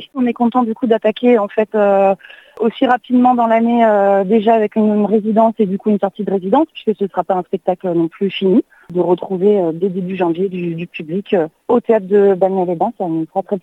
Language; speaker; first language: French; native; French